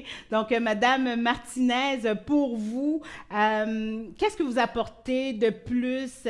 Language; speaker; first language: French; native; French